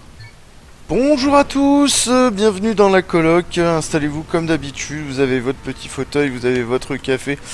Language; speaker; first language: French; native; French